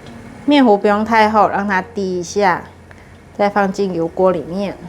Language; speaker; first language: Chinese; native; Chinese